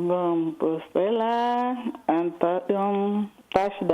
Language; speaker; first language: French; non-native, learner; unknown